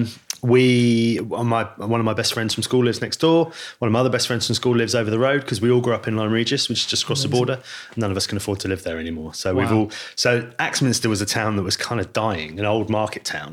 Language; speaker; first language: English; native; English